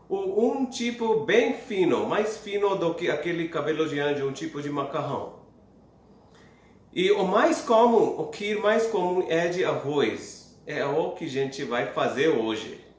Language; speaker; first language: Portuguese; non-native, fluent; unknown